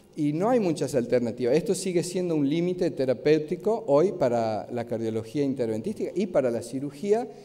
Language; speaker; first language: Spanish; native; Spanish